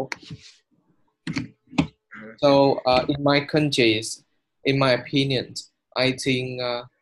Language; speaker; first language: English; non-native, learner; Vietnamese